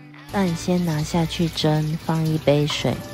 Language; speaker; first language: Chinese; native; Chinese